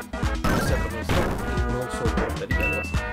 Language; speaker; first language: Spanish; native; Spanish